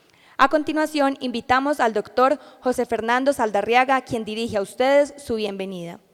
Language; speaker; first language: Spanish; native; Spanish